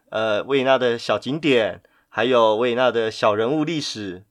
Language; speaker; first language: Chinese; native; Chinese